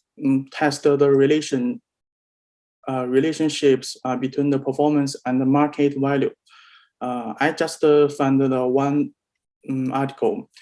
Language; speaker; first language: English; non-native, learner; Chinese